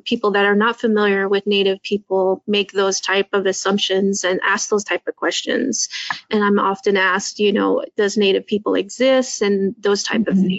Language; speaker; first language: English; native; English